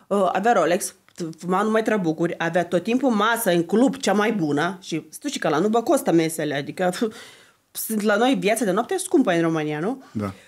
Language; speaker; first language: Romanian; non-native, fluent; Lithuanian